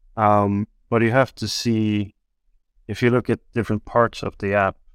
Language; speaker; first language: English; non-native, fluent; Swedish